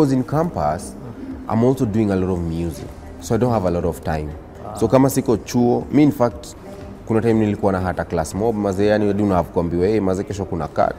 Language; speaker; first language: English; non-native, local second language; Swahili